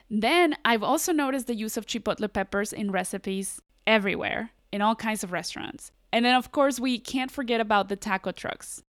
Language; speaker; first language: English; early bilingual, other home language; Spanish